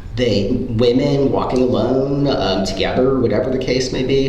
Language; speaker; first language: English; native; English